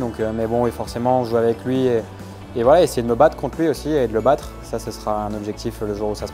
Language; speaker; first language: French; native; French